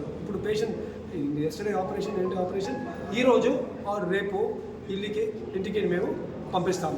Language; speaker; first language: Telugu; non-native, learner; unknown